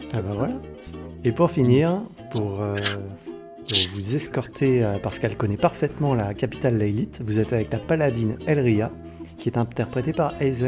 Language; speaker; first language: French; native; French